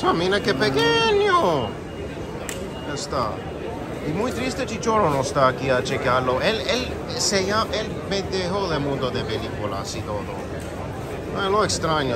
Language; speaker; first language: Spanish; early bilingual, heritage; English